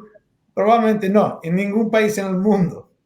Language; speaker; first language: Spanish; non-native, learner; English